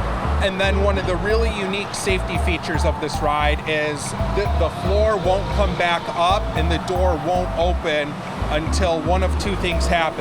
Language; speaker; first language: English; native; English